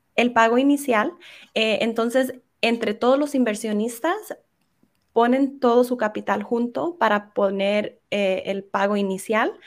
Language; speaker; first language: Spanish; early bilingual, heritage; Spanish